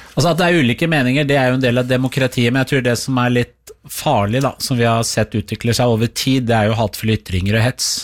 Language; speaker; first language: Norwegian; early bilingual, other home language; Persian